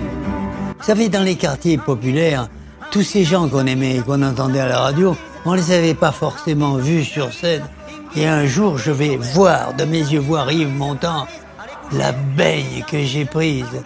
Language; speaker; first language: French; native; French